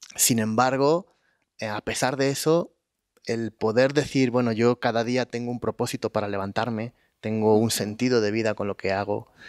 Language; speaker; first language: Spanish; native; Spanish